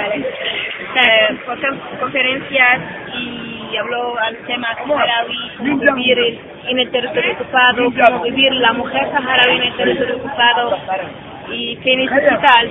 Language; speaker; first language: Spanish; non-native, learner; Arabic